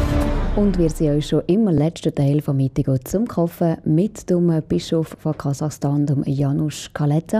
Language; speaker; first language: German; native; German